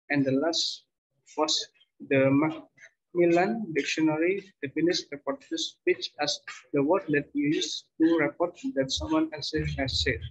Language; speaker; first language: English; non-native, learner; Indonesian